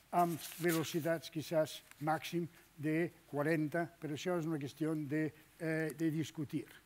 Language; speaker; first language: Catalan; non-native, fluent; Danish